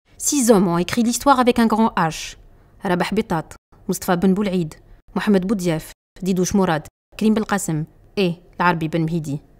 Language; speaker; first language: French; non-native, local second language; Arabic